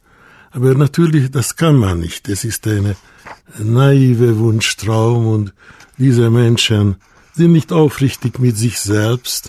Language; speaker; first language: German; non-native, fluent; Hungarian